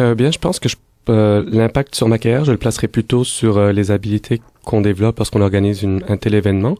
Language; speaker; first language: French; native; French